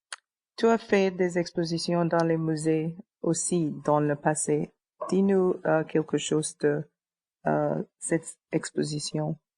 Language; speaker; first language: French; non-native, learner; English